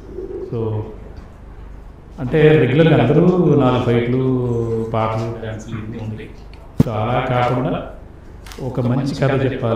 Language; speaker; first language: Telugu; native; Telugu